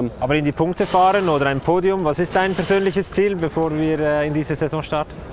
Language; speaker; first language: German; native; German